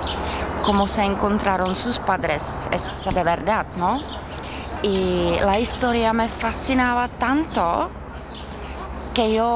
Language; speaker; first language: Spanish; non-native, fluent; Czech